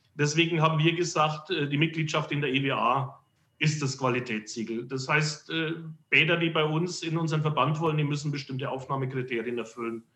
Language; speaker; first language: German; native; German